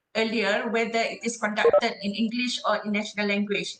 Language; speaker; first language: English; non-native, local second language; Malay